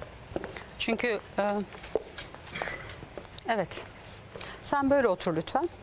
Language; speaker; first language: Turkish; native; Turkish